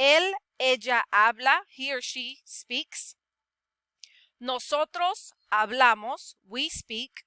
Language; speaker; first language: Spanish; non-native, fluent; English